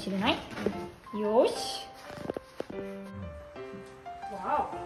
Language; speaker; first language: Japanese; non-native, learner; German